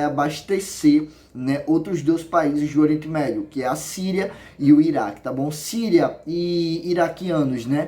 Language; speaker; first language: Portuguese; native; Portuguese